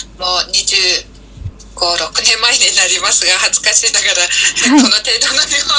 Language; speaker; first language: Japanese; non-native, fluent; Mongolian